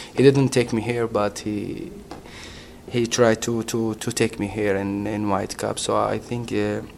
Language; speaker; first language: English; non-native, learner; Arabic